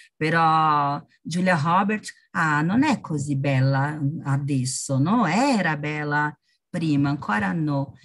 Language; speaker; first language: Italian; non-native, learner; Portuguese